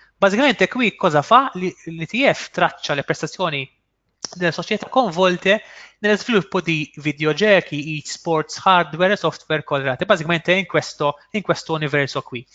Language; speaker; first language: Italian; non-native, fluent; Maltese